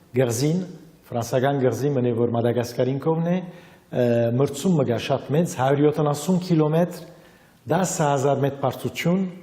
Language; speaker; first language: Armenian; early bilingual, heritage; Armenian